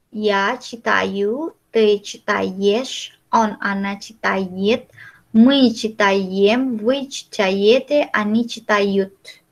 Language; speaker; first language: Russian; non-native, learner; Indonesian